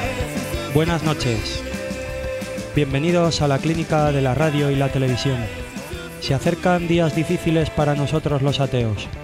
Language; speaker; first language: Spanish; native; Spanish